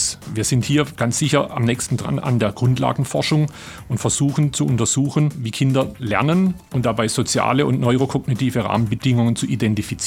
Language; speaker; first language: German; native; German